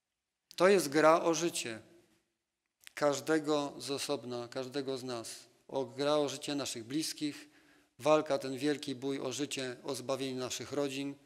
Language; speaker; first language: Polish; native; Polish